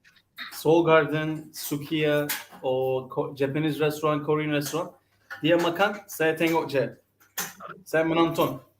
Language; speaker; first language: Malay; non-native, learner; Turkish